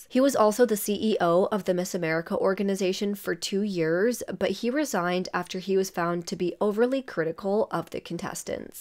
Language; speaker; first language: English; native; English